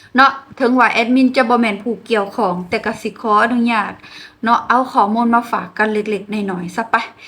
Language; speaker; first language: Thai; native; Thai